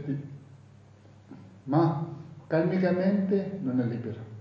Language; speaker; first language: Italian; non-native, fluent; Tibetan